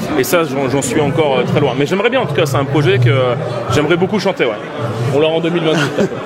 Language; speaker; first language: French; native; French